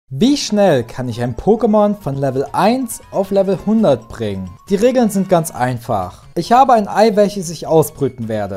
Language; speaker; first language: German; native; German